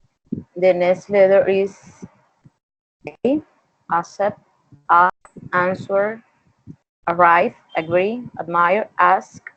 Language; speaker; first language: English; non-native, learner; Spanish